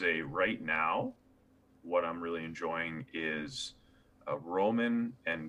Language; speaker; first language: English; native; English